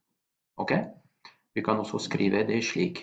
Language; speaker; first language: Norwegian; non-native, fluent; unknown